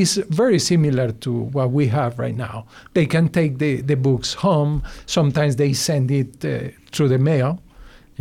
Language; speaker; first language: English; non-native, learner; Spanish